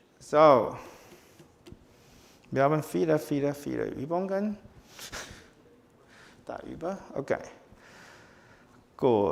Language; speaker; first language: German; non-native, learner; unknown